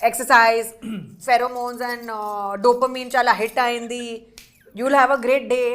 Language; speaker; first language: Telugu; non-native, local second language; Hindi